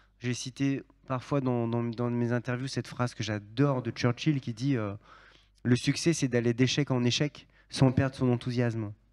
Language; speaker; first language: French; native; French